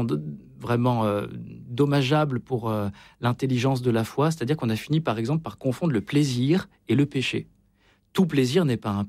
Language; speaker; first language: French; native; French